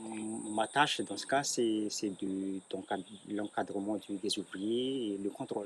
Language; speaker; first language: French; non-native, local second language; Malagasy